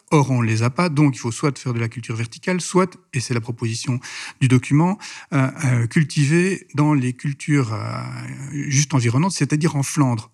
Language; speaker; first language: French; native; French